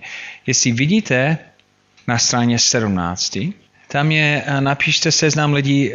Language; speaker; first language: Czech; non-native, fluent; English